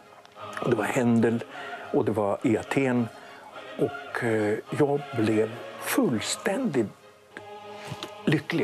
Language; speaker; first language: Swedish; non-native, fluent; Greek